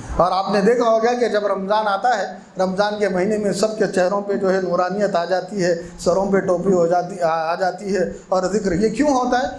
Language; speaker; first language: Urdu; native; Urdu